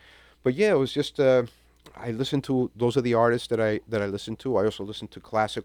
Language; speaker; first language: English; native; English